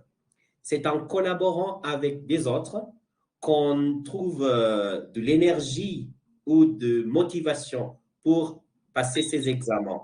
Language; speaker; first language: French; non-native, fluent; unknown